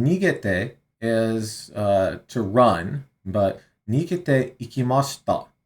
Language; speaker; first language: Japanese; non-native, learner; English